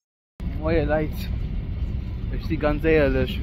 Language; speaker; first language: German; non-native, local second language; Luxembourgish